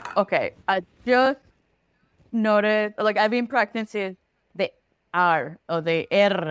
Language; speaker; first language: English; non-native, fluent; Spanish